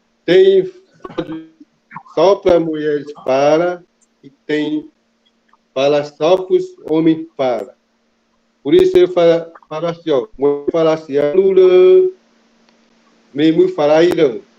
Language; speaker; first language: Portuguese; non-native, local second language; Kayapó